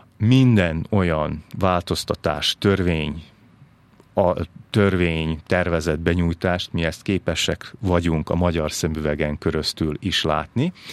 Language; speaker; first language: Hungarian; native; Hungarian